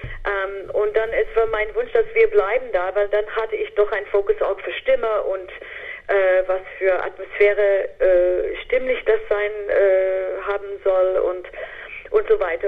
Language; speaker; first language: German; non-native, fluent; English